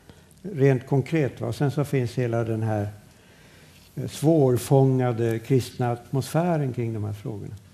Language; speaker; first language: Swedish; native; Swedish